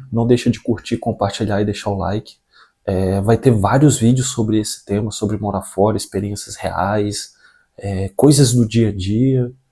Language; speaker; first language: Portuguese; native; Portuguese